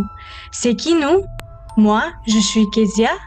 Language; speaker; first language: French; non-native, learner; Indonesian